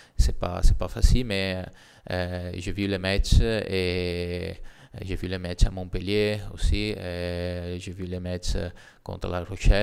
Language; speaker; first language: French; non-native, learner; Italian